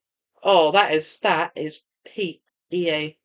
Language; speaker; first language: English; native; English